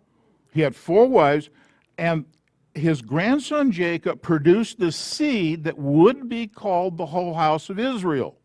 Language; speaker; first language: English; native; English